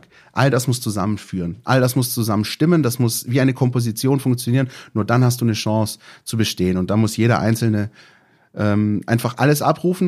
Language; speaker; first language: German; native; German